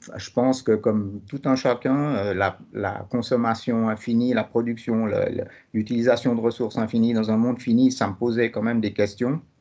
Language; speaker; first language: French; native; French